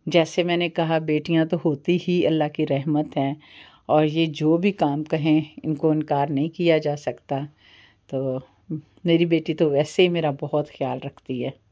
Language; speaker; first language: Urdu; native; Urdu